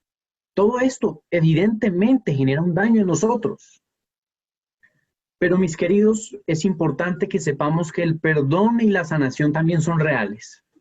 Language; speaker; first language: Spanish; native; Spanish